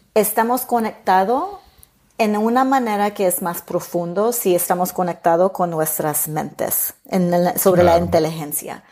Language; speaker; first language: Spanish; early bilingual, heritage; Spanish